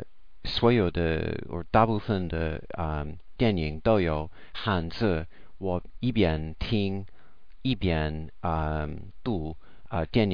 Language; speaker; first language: Chinese; non-native, learner; English